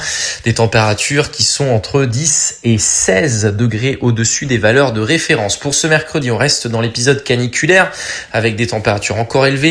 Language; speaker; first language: French; native; French